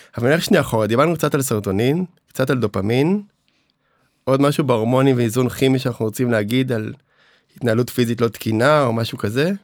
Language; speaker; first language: Hebrew; native; Hebrew